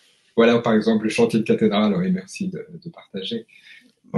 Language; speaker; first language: French; native; French